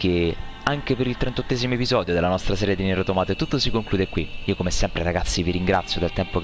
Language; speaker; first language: Italian; native; Italian